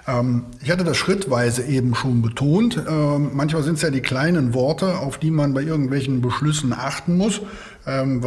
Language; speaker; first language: German; native; German